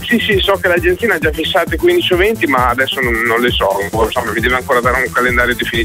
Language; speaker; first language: Italian; native; Italian